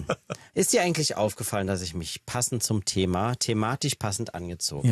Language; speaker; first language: German; native; German